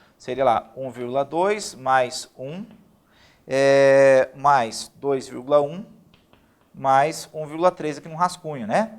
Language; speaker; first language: Portuguese; native; Portuguese